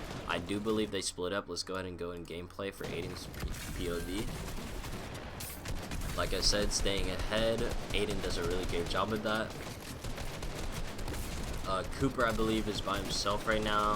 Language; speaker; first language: English; native; English